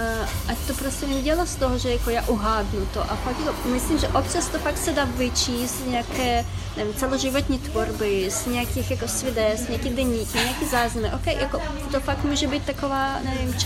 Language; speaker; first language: Czech; non-native, fluent; Ukrainian